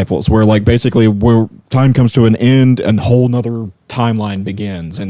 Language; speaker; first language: English; native; English